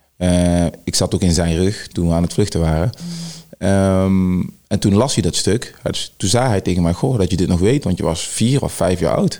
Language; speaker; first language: Dutch; early bilingual, other home language; Sranan Tongo